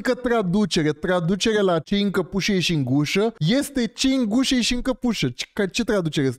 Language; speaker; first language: Romanian; native; Romanian